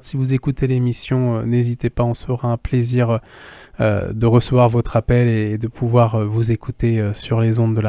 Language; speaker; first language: French; native; French